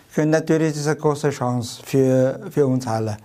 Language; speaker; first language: German; non-native, fluent; Chinese